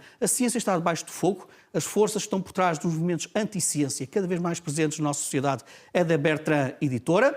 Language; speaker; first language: Portuguese; native; Portuguese